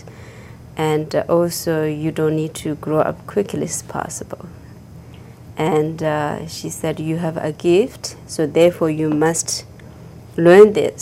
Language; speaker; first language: English; non-native, fluent; Chinese